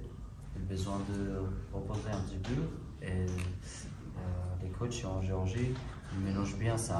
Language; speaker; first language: French; non-native, learner; Georgian